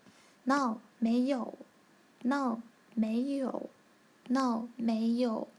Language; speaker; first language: Chinese; non-native, learner; English